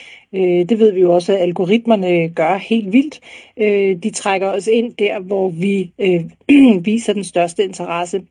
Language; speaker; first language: Danish; native; Danish